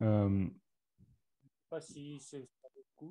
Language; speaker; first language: French; non-native, learner; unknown